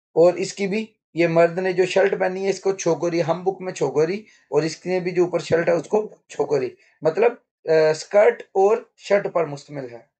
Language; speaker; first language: Urdu; non-native, local second language; Punjabi